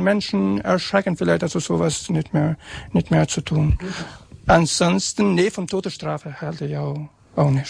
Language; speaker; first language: German; non-native, fluent; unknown